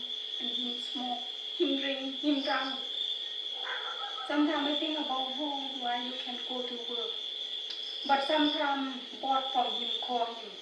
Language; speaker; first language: English; non-native, learner; Thai